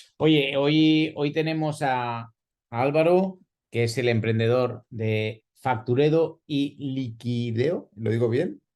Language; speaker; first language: Spanish; native; Spanish